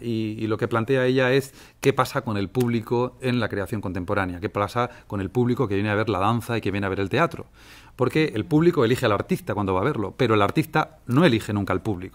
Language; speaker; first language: Spanish; native; Spanish